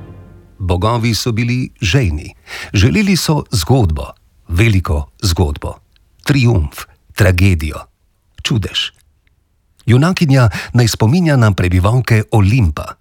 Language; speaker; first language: Slovenian; native; Slovenian